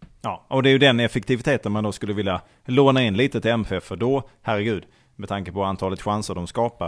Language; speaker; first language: Swedish; native; Swedish